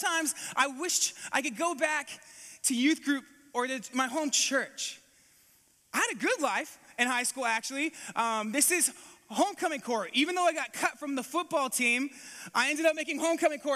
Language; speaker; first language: English; native; English